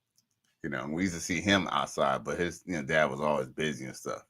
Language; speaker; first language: English; native; English